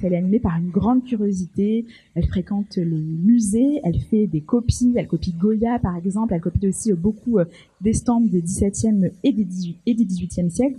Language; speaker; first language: French; native; French